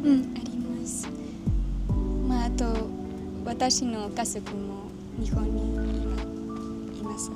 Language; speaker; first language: Japanese; non-native, learner; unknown